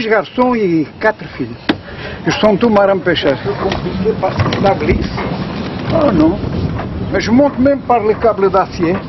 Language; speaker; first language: French; non-native, fluent; Portuguese